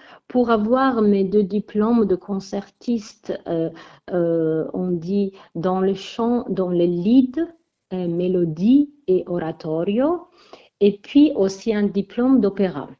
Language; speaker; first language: French; non-native, fluent; Armenian